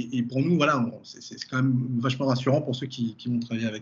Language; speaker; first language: French; native; French